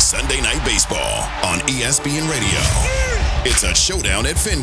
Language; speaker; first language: English; native; English